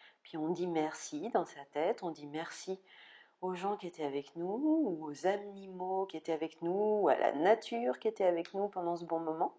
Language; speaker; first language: French; native; French